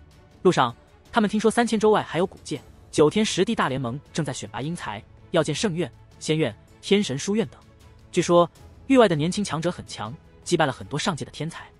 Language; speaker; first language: Chinese; native; Chinese